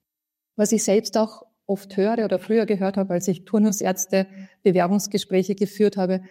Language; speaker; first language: German; native; German